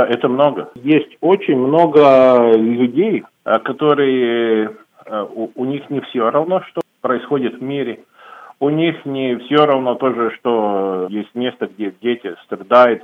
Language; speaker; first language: Russian; non-native, local second language; Latvian